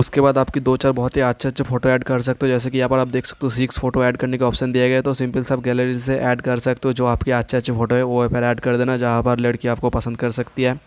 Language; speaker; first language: Hindi; non-native, local second language; Bangla